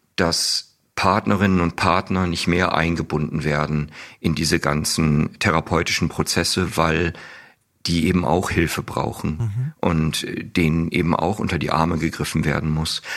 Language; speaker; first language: German; native; German